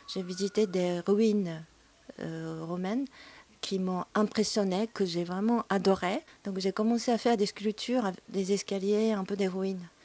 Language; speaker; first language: French; non-native, fluent; Japanese